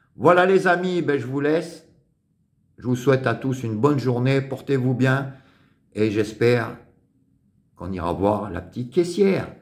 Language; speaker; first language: French; native; French